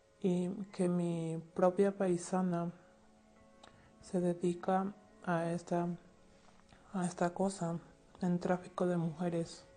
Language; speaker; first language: Spanish; non-native, learner; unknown